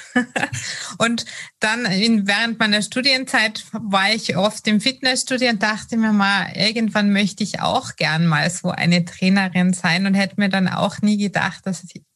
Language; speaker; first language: German; native; German